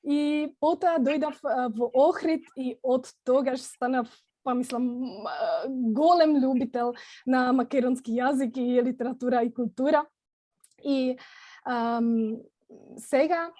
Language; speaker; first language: Macedonian; non-native, fluent; Czech